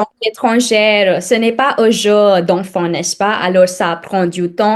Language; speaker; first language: French; non-native, fluent; Hindi